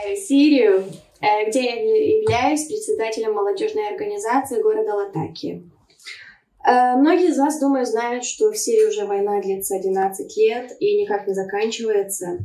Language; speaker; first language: Russian; early bilingual, heritage; Russian